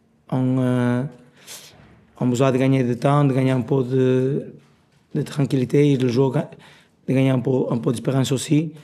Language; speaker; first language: French; non-native, learner; Portuguese